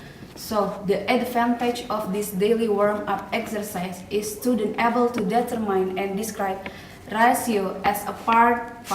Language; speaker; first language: English; non-native, learner; Indonesian